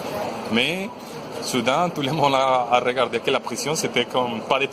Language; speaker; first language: French; non-native, fluent; Spanish